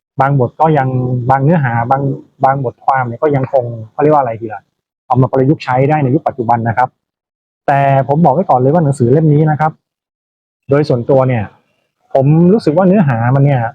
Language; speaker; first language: Thai; native; Thai